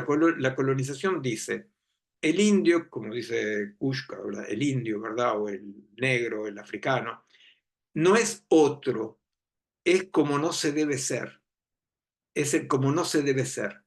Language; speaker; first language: Spanish; native; Spanish